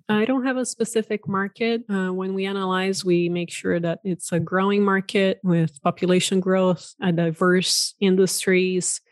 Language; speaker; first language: English; non-native, fluent; Portuguese